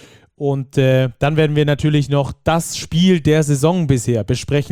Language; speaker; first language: German; native; German